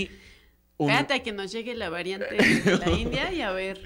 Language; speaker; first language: Spanish; native; Spanish